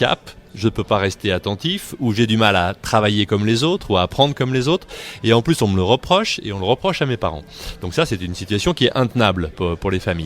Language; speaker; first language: French; native; French